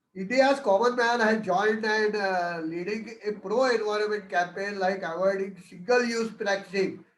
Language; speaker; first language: English; non-native, local second language; Marathi